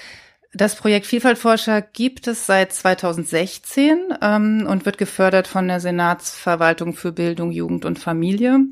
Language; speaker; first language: German; native; German